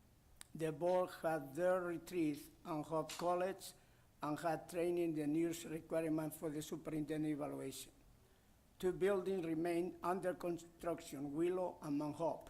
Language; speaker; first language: English; non-native, fluent; Spanish